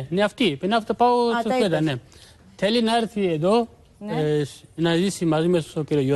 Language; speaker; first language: Greek; non-native, learner; Urdu